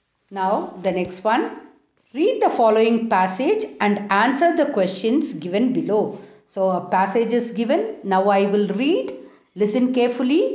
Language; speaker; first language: English; non-native, local second language; Tamil